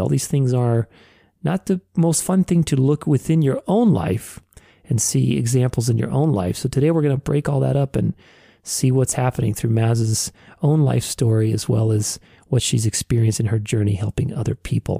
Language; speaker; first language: English; native; English